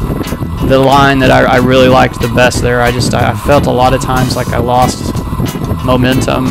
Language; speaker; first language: English; native; English